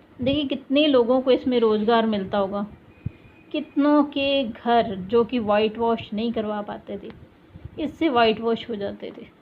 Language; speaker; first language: Hindi; native; Hindi